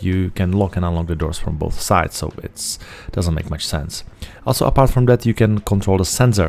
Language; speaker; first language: English; non-native, fluent; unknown